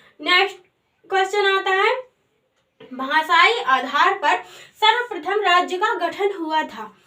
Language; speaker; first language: Hindi; native; Hindi